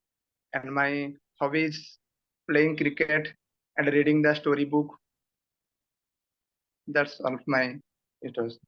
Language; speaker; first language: English; non-native, learner; Odia